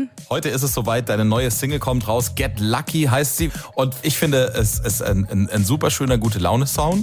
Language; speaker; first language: German; native; German